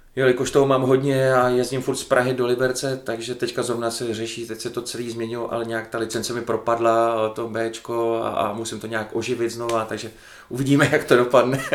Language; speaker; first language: Czech; native; Czech